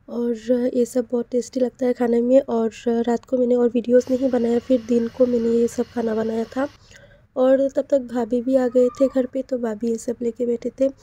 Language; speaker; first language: Hindi; non-native, local second language; Assamese